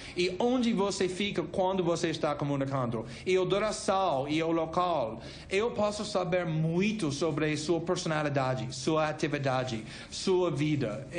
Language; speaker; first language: Portuguese; non-native, fluent; English